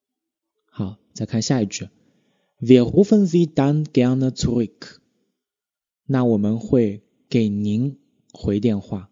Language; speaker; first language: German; non-native, fluent; Chinese